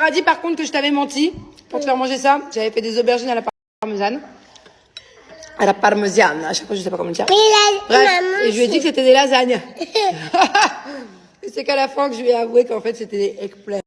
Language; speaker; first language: French; native; French